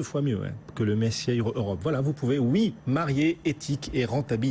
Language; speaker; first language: French; native; French